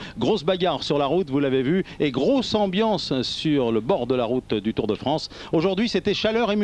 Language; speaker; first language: French; native; French